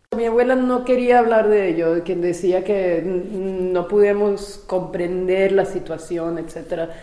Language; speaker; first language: Spanish; non-native, local second language; French